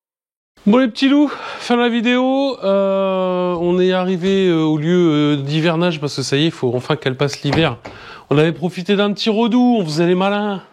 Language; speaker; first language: French; native; French